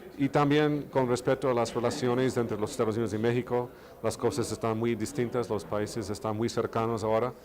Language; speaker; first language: Spanish; non-native, fluent; English